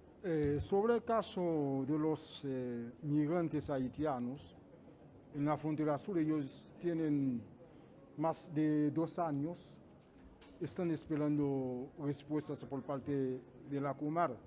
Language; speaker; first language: Spanish; non-native, fluent; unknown